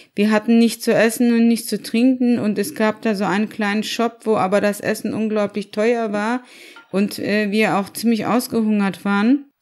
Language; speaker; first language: German; early bilingual, other home language; Turkish